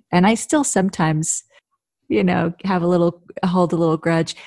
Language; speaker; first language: English; native; English